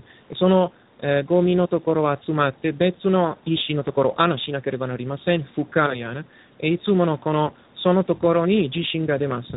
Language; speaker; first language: Japanese; non-native, learner; Italian